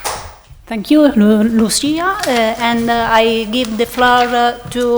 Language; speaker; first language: English; non-native, learner; Italian